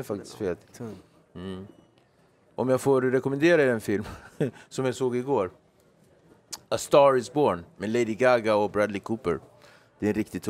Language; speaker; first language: Swedish; native; Swedish